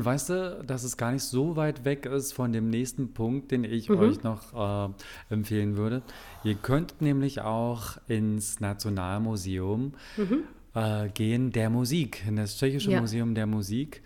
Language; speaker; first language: German; native; German